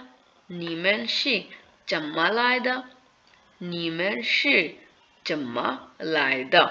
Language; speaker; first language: Chinese; non-native, fluent; Bangla